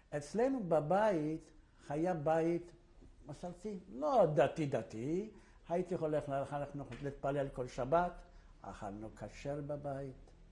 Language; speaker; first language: Hebrew; non-native, fluent; Polish